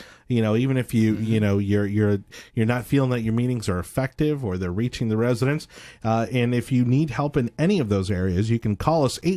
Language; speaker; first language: English; native; English